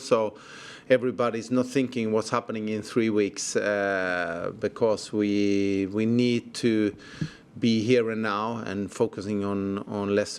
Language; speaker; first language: English; non-native, fluent; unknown